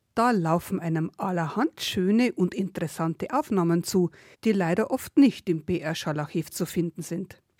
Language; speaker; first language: German; native; German